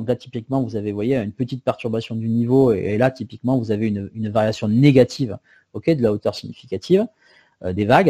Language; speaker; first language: French; native; French